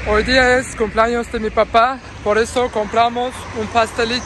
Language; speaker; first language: Spanish; non-native, fluent; Turkish